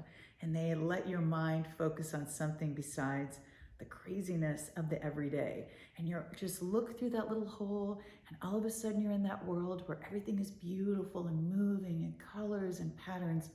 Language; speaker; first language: English; native; English